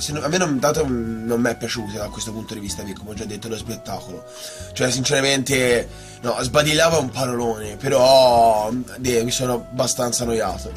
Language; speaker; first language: Italian; native; Italian